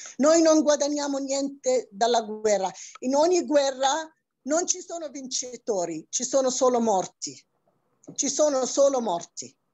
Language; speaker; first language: Italian; non-native, fluent; Arabic